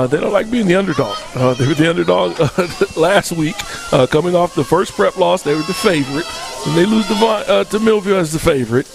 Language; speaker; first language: English; native; English